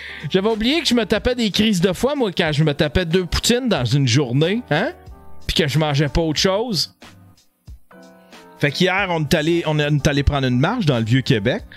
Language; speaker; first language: French; native; French